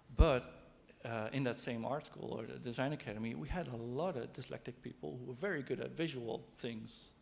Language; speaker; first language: English; non-native, fluent; Dutch